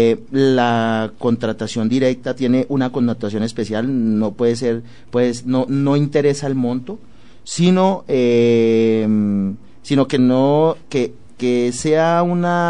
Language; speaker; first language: Spanish; native; Spanish